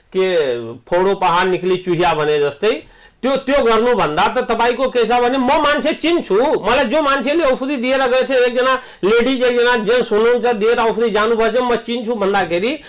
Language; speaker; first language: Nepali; non-native, local second language; Awadhi